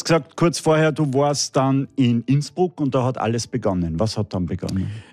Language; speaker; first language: German; native; German